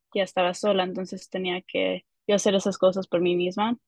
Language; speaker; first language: Spanish; early bilingual, heritage; Spanish